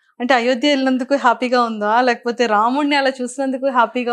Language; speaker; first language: Telugu; native; Telugu